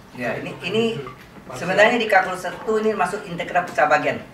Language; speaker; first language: Indonesian; native; Indonesian